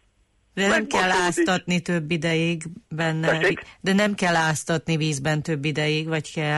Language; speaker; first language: Hungarian; native; Hungarian